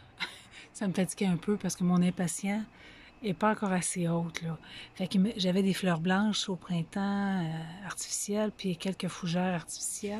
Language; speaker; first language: French; native; French